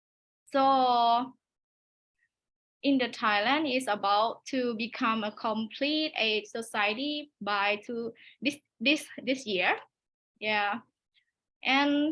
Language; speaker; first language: English; non-native, learner; Thai